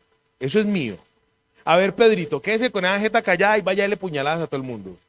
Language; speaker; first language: Spanish; native; Spanish